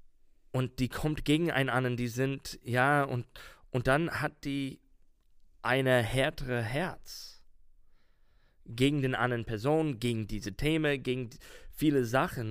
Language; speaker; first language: German; non-native, learner; English